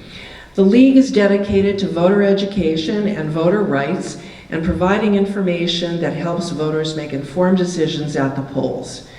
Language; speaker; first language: English; native; English